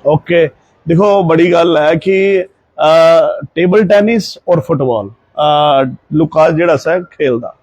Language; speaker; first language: Hindi; non-native, local second language; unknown